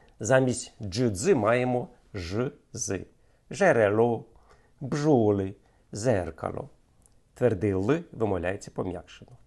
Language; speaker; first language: Ukrainian; native; Ukrainian